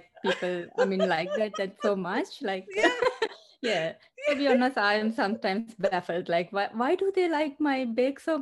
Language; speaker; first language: English; non-native, local second language; Sinhala